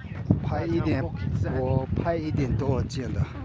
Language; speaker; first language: Chinese; non-native, local second language; Tibetan